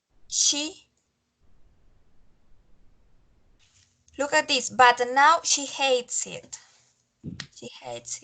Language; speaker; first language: English; non-native, fluent; Spanish